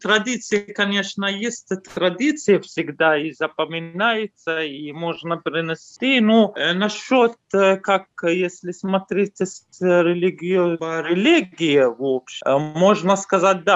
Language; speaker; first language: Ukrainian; non-native, learner; Arabic